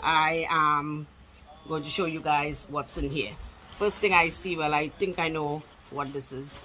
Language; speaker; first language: English; native; English